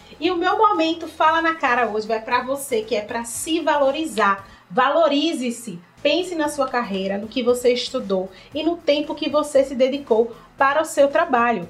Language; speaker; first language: Portuguese; native; Portuguese